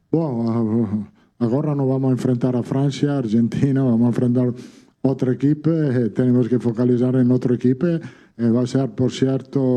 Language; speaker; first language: Portuguese; non-native, fluent; Italian